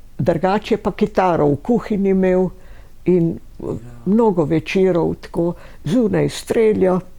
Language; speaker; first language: Slovenian; native; Slovenian